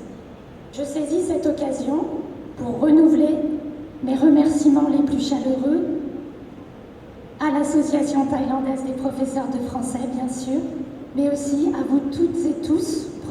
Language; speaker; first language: French; native; French